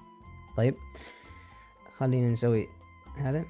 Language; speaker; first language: Arabic; native; Arabic